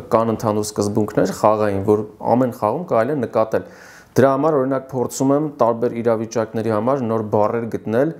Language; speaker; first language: Armenian; native; Armenian